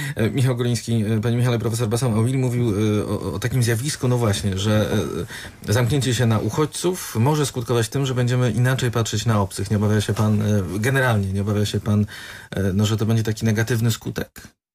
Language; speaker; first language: Polish; native; Polish